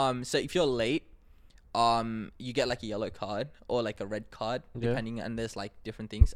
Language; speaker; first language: English; non-native, local second language; Sinhala